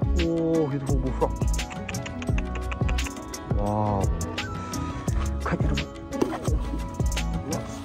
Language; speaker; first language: English; non-native, learner; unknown